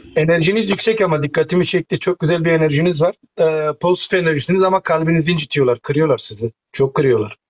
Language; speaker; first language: Turkish; native; Turkish